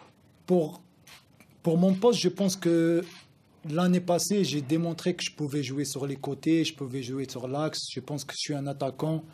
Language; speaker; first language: French; non-native, local second language; Arabic